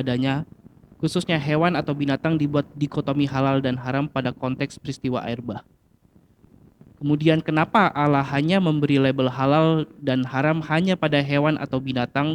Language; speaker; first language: Indonesian; native; Indonesian